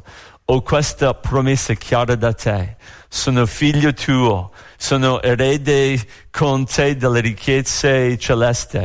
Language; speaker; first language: Italian; non-native, fluent; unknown